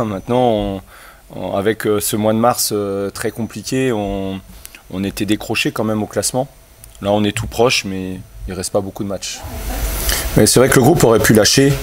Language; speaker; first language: French; native; French